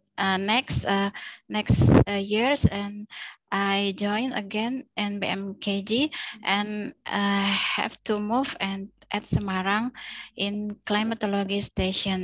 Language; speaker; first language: English; non-native, learner; Indonesian